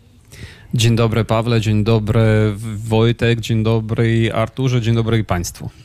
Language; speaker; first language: Polish; non-native, fluent; Ukrainian